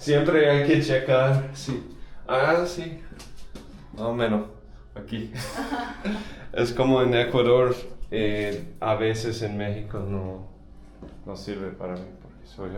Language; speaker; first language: Spanish; non-native, fluent; English